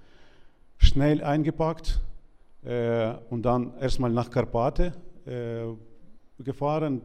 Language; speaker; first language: German; non-native, learner; Ukrainian